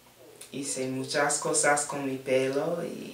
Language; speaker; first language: Spanish; non-native, learner; English